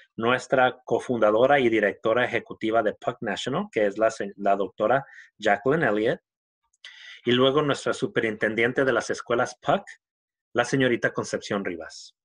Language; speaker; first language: Spanish; early bilingual, heritage; Spanish